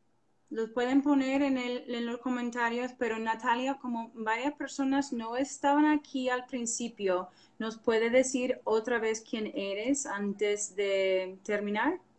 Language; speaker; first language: Spanish; non-native, fluent; English